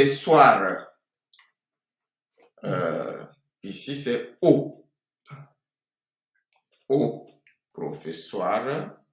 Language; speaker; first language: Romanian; non-native, fluent; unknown